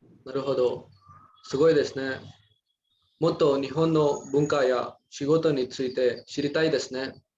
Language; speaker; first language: Japanese; non-native, learner; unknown